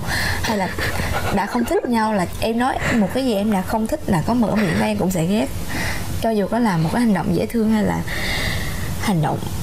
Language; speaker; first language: Vietnamese; native; Vietnamese